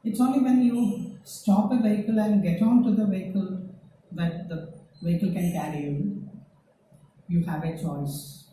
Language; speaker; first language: English; non-native, local second language; Malayalam